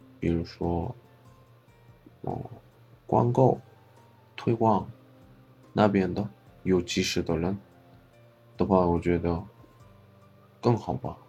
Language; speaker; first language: Chinese; non-native, fluent; Korean